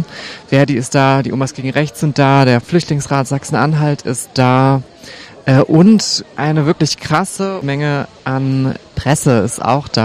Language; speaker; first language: German; native; German